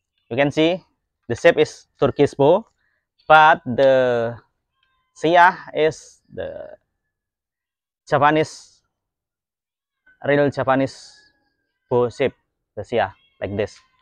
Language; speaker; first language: English; non-native, learner; Indonesian